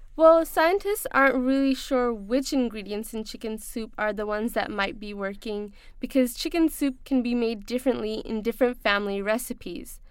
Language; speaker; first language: English; non-native, local second language; Urdu